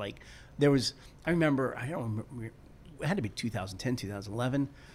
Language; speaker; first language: English; native; English